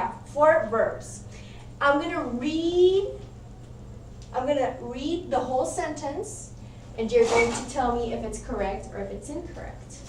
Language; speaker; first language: English; non-native, fluent; Spanish